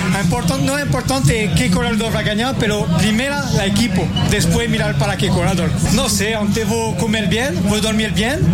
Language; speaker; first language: Portuguese; non-native, learner; French